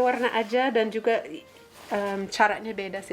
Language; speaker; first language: Indonesian; non-native, fluent; English